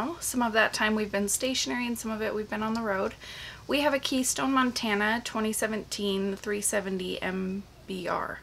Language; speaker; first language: English; native; English